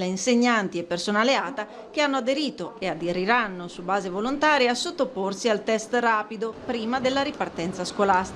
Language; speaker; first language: Italian; native; Italian